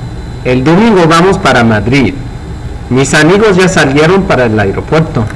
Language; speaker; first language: Spanish; non-native, fluent; English